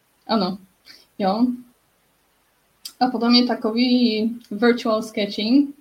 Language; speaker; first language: Czech; non-native, learner; Polish